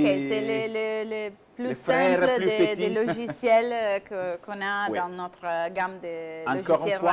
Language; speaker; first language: French; non-native, fluent; Italian